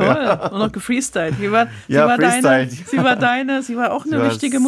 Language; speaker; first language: German; native; German